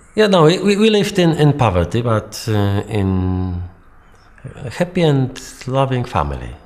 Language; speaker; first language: English; non-native, fluent; Polish